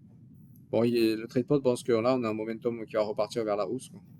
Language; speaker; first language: French; native; French